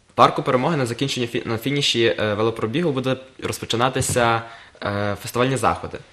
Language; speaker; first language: Ukrainian; native; Ukrainian